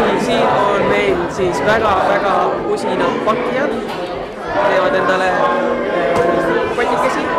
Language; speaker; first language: Estonian; native; Estonian